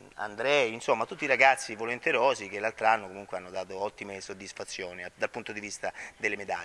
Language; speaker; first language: Italian; native; Italian